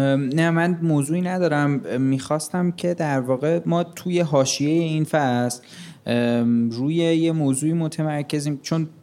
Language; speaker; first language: Persian; native; Persian